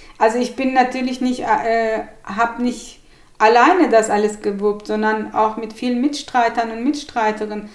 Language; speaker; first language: German; early bilingual, other home language; Turkish